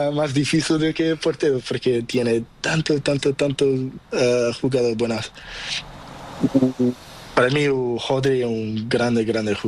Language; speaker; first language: Spanish; non-native, learner; Portuguese